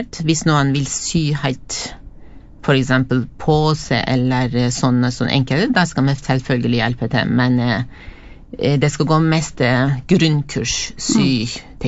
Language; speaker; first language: Norwegian; non-native, fluent; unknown